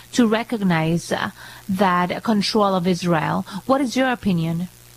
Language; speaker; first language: English; non-native, fluent; Spanish